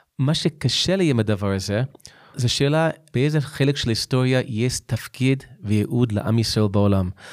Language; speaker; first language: Hebrew; non-native, fluent; English